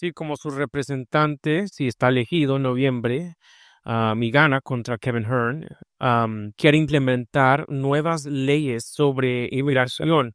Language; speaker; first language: Spanish; early bilingual, heritage; Spanish